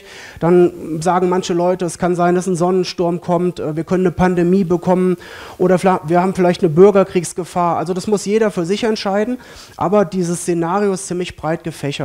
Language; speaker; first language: German; native; German